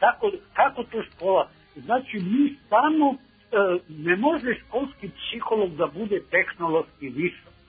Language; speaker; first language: Serbian; native; Serbian